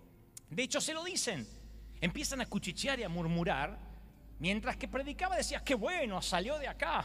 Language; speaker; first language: Spanish; native; Spanish